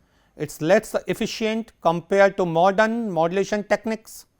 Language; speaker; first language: English; non-native, local second language; Hindi